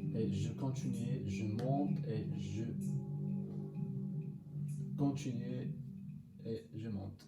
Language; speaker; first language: French; non-native, learner; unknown